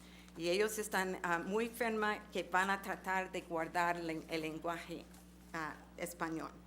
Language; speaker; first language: Spanish; non-native, fluent; English